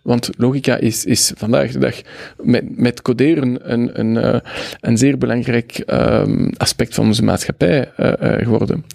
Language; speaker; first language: Dutch; non-native, local second language; French